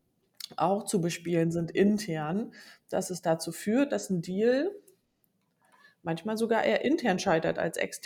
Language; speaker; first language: German; native; German